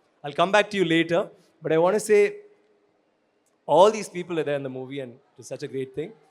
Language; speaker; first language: English; non-native, local second language; Tamil